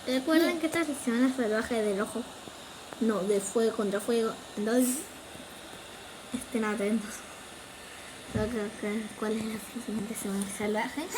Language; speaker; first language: Spanish; native; Spanish